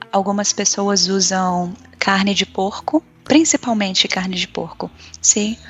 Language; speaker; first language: Portuguese; native; Portuguese